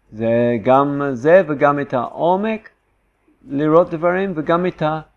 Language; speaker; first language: Hebrew; non-native, fluent; English